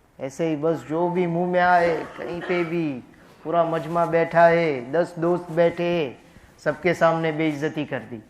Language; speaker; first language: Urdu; non-native, fluent; Gujarati